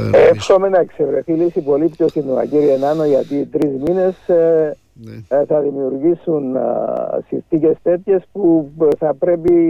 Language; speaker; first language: Greek; native; Greek